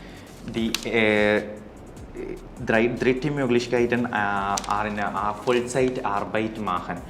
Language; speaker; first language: German; non-native, learner; Malayalam